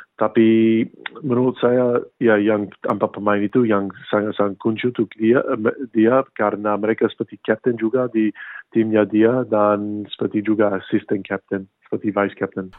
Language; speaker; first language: Indonesian; early bilingual, heritage; English